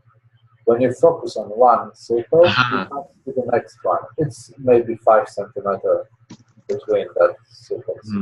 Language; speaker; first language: English; non-native, learner; Polish